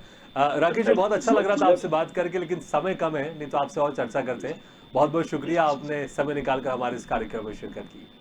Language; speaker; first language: Hindi; native; Hindi